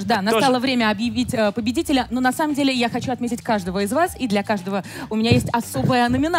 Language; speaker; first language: Russian; native; Russian